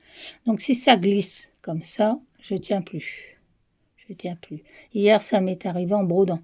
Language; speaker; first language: French; native; French